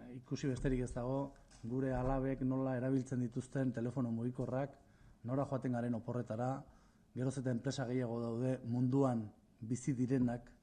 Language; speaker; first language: Basque; native; Basque